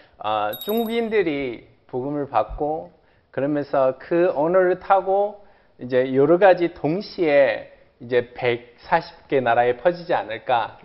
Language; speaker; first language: Korean; non-native, fluent; Chinese